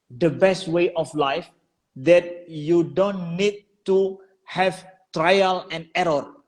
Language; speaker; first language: English; non-native, learner; Indonesian